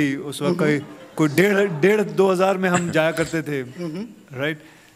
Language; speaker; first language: Hindi; native; Hindi